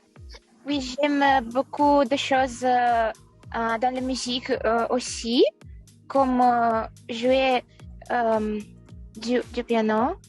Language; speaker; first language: French; non-native, learner; Russian